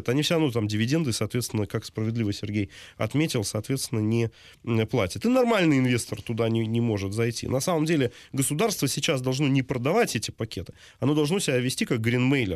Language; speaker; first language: Russian; native; Russian